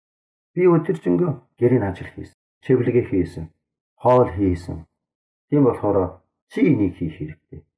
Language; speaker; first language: Mongolian; non-native, fluent; Korean